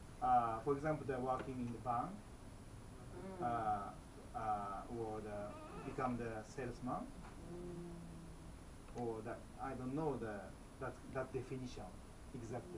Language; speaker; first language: English; non-native, fluent; Japanese